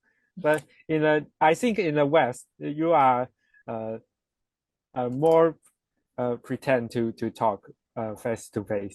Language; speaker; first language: English; non-native, learner; Chinese